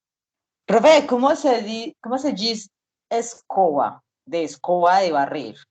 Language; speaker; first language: Spanish; native; Spanish